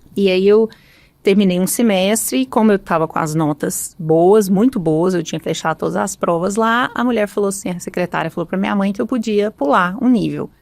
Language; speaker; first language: Portuguese; native; Portuguese